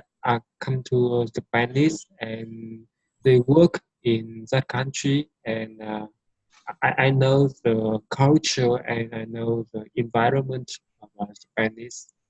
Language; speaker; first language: English; non-native, learner; Vietnamese